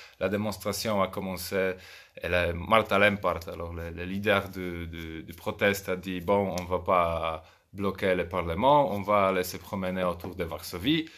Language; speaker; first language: French; non-native, fluent; Polish